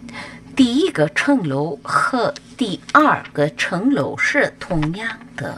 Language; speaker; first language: Chinese; non-native, learner; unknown